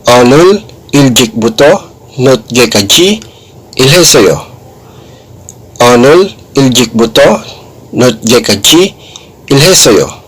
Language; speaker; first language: Korean; non-native, learner; Filipino